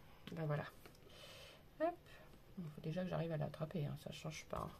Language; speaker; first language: French; native; French